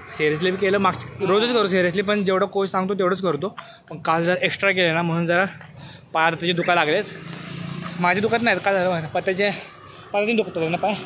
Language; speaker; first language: Marathi; non-native, local second language; Hindi